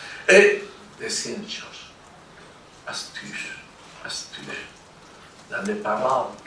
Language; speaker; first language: French; non-native, fluent; Spanish